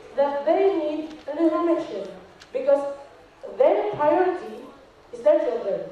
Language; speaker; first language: English; non-native, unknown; Indonesian